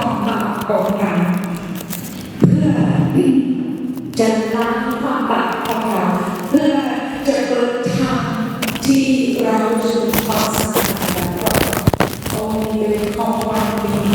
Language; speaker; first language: Thai; non-native, local second language; Akha